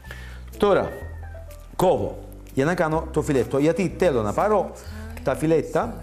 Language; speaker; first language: Greek; non-native, learner; Italian